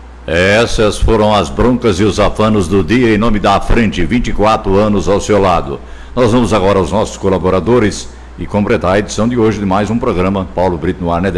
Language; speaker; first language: Portuguese; native; Portuguese